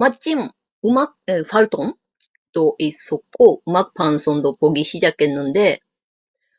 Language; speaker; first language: Korean; non-native, learner; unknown